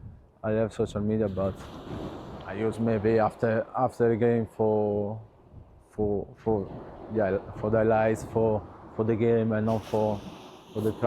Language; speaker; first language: English; non-native, learner; Italian